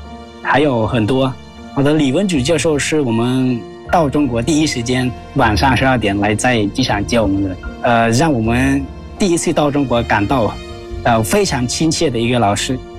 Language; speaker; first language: Chinese; non-native, fluent; Lao